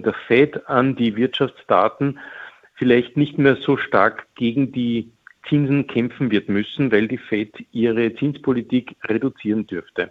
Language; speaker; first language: German; native; German